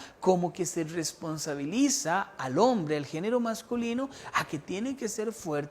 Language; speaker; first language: Spanish; native; Spanish